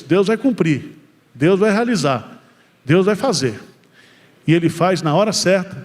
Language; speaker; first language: Portuguese; native; Portuguese